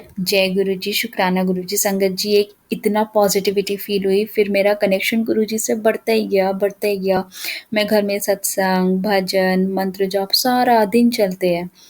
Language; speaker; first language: Hindi; native; Hindi